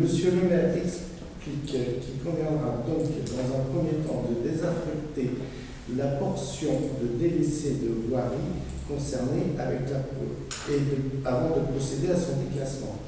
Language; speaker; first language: French; native; French